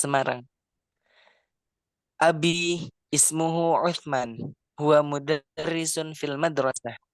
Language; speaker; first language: Arabic; non-native, learner; Indonesian